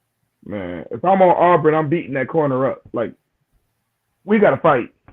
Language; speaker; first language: English; native; English